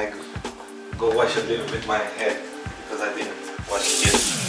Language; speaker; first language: English; non-native, learner; Portuguese